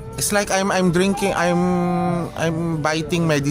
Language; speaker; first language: English; non-native, local second language; Filipino